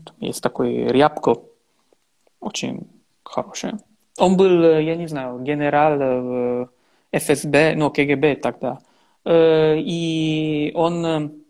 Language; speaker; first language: Russian; non-native, learner; Italian